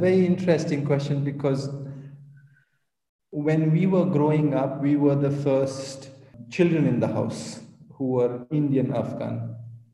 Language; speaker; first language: English; non-native, local second language; Pashto